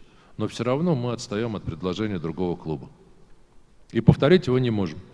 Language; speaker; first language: Russian; native; Russian